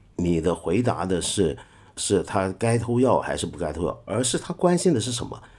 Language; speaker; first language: Chinese; non-native, local second language; Cantonese